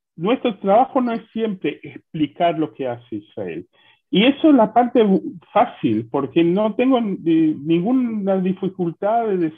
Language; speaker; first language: Spanish; non-native, fluent; Hebrew